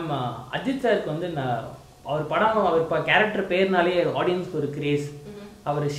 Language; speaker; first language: Tamil; native; Tamil